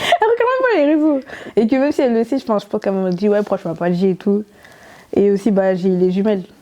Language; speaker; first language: French; early bilingual, other home language; Haitian Creole